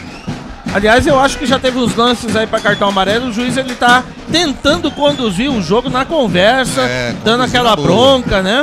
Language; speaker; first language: Portuguese; native; Portuguese